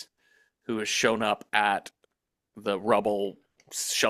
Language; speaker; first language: English; native; English